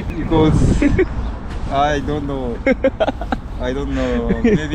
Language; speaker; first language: English; non-native, learner; Japanese